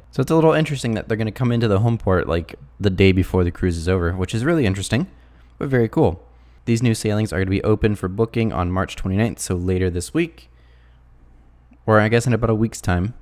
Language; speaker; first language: English; native; English